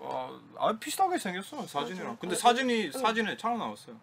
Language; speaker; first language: Korean; non-native, learner; Croatian